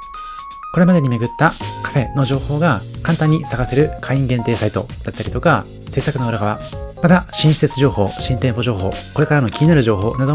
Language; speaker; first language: Japanese; native; Japanese